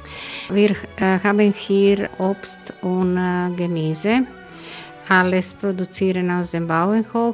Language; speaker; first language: German; non-native, learner; Croatian